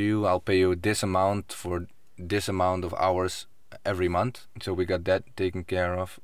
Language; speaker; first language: English; non-native, fluent; Dutch